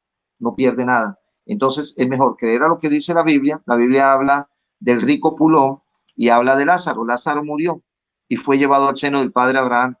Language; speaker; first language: Spanish; native; Spanish